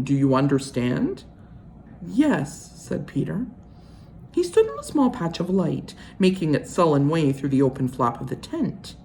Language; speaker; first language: English; native; English